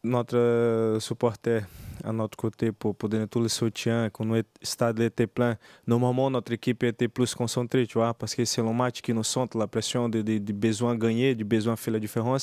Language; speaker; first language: French; non-native, learner; Portuguese